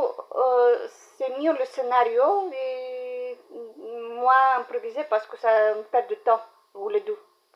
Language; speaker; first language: French; non-native, learner; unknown